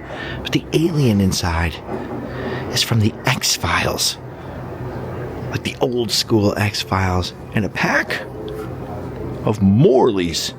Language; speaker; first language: English; native; English